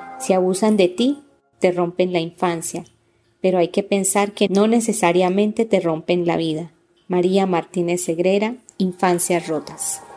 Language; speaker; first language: Spanish; native; Spanish